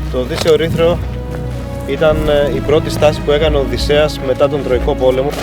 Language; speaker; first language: Greek; native; Greek